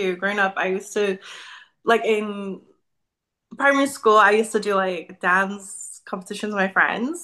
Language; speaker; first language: English; native; English